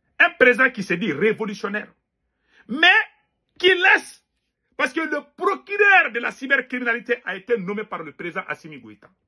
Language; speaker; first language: French; non-native, local second language; Bambara